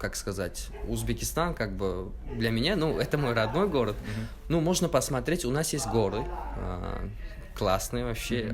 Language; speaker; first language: Russian; non-native, local second language; Uzbek